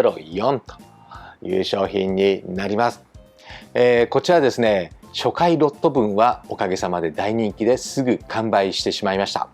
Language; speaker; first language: Japanese; native; Japanese